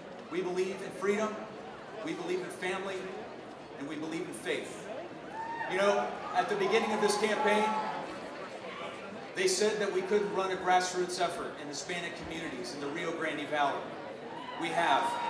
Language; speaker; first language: English; early bilingual, other home language; Spanish